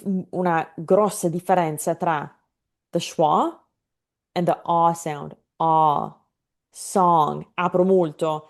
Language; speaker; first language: Italian; non-native, fluent; English